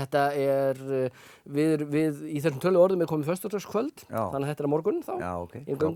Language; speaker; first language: Icelandic; native; Icelandic